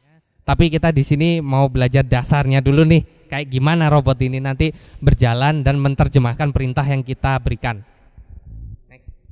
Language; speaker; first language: Indonesian; native; Indonesian